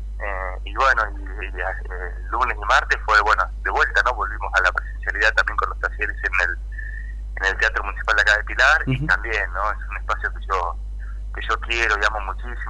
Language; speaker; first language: Spanish; native; Spanish